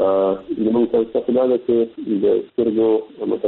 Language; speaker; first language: Persian; non-native, local second language; Pashto